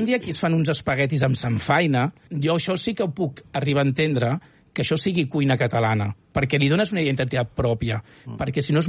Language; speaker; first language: Catalan; native; Catalan